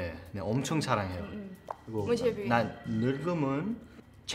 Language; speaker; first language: Korean; non-native, learner; English